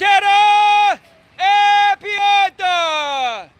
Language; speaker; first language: Italian; non-native, learner; English